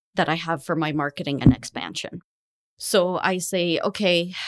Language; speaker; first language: English; early bilingual, other home language; Arabic